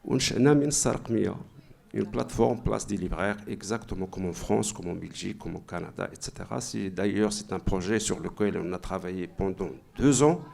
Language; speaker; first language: French; non-native, local second language; Arabic